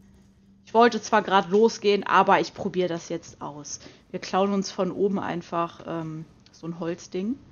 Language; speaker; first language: German; native; German